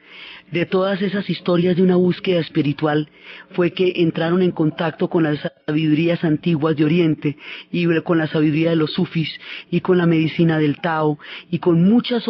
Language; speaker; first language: Spanish; native; Spanish